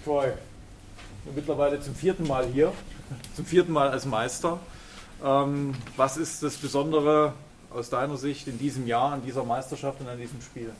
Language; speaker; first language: German; native; German